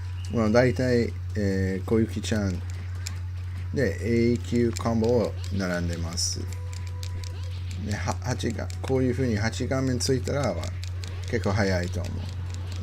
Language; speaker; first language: Japanese; non-native, learner; English